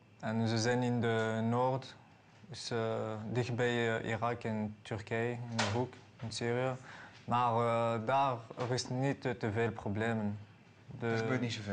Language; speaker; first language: Dutch; non-native, learner; Aramaic